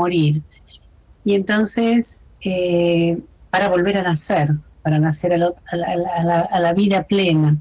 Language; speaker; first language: Spanish; native; Spanish